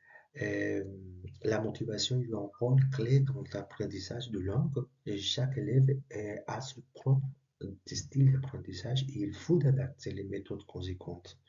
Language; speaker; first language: French; non-native, learner; Spanish